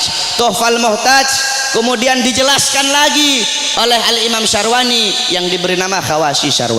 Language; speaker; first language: Indonesian; native; Indonesian